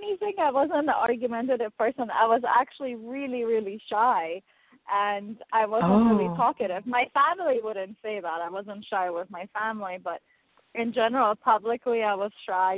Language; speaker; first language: English; non-native, fluent; Persian